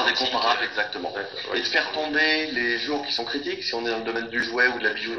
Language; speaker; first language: French; native; French